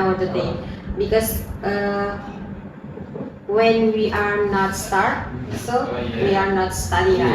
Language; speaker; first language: English; non-native, learner; Indonesian